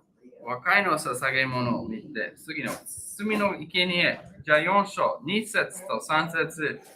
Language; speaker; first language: Japanese; non-native, fluent; English